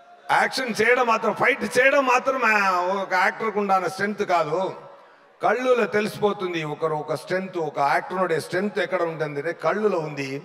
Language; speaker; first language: Telugu; non-native, fluent; Tamil